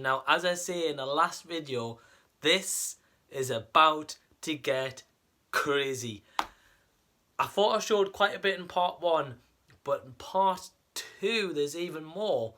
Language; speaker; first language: English; native; English